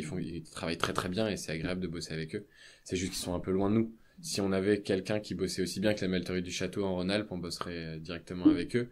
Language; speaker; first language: French; native; French